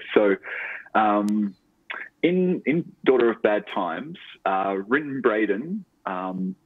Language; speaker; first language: English; native; English